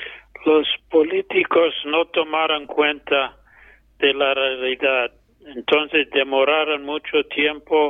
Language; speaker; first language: Spanish; non-native, fluent; English